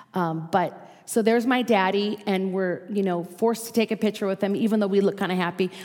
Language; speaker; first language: English; native; English